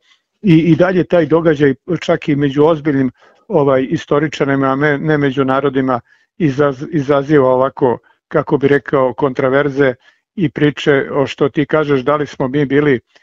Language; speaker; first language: Serbian; native; Serbian